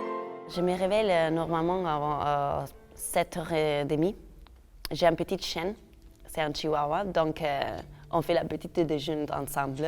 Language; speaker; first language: French; non-native, fluent; Italian